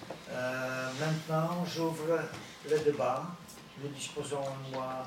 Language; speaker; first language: French; non-native, fluent; Polish